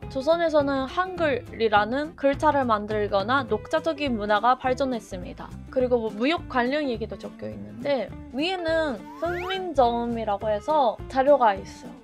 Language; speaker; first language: Korean; non-native, fluent; Japanese